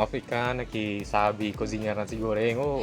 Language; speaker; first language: Portuguese; non-native, fluent; Indonesian